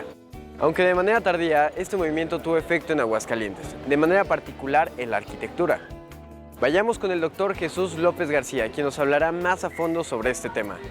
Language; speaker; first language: Spanish; native; Spanish